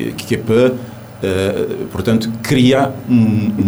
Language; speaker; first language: Portuguese; non-native, local second language; Kabuverdianu